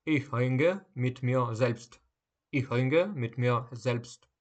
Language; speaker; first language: German; non-native, fluent; Ukrainian